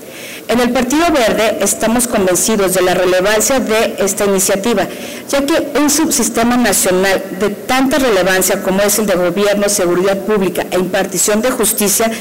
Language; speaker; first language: Spanish; native; Spanish